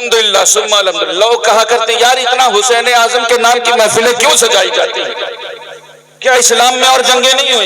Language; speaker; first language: Urdu; native; Urdu